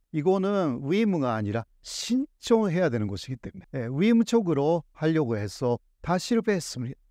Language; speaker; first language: Korean; non-native, fluent; Japanese